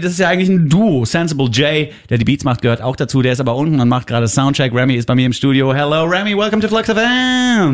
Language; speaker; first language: German; native; German